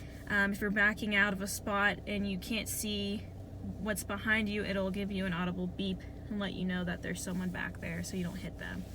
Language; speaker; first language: English; native; English